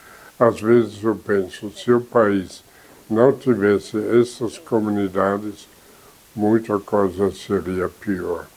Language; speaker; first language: Portuguese; non-native, fluent; German